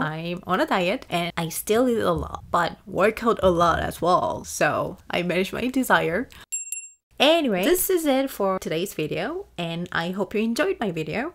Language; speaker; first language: English; non-native, fluent; Korean